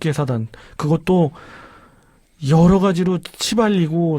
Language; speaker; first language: Korean; native; Korean